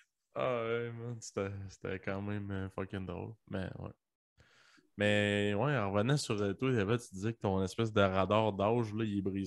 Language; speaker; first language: French; early bilingual, other home language; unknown